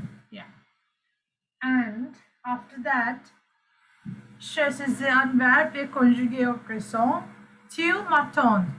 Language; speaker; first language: French; non-native, fluent; Sinhala